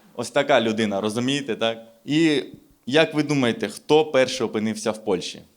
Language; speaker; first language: Ukrainian; non-native, local second language; Russian